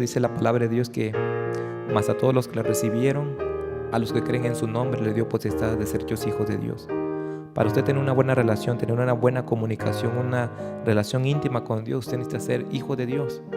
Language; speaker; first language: Spanish; native; Spanish